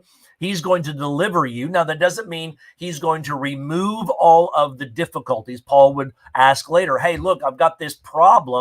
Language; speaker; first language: English; native; English